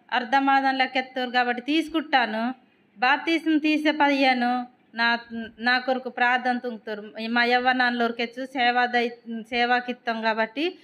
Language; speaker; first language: Telugu; non-native, local second language; Koya